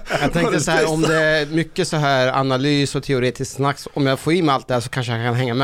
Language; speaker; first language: Swedish; early bilingual, other home language; Persian